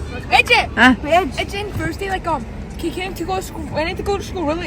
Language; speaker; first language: English; early bilingual, other home language; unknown